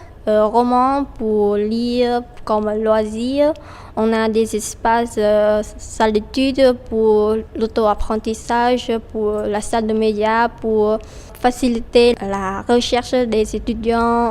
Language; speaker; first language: French; non-native, fluent; Khmer